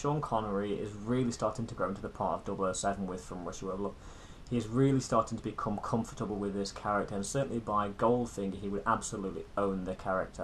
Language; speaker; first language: English; native; English